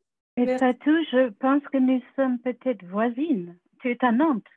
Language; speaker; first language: French; non-native, fluent; English